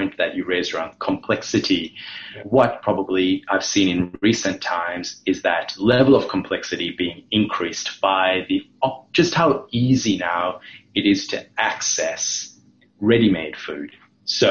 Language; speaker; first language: English; non-native, local second language; Sinhala